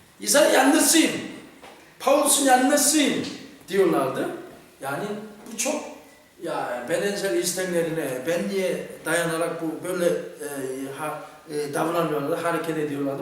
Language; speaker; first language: Turkish; non-native, fluent; Korean